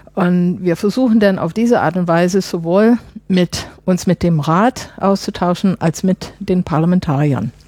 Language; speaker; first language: German; non-native, fluent; English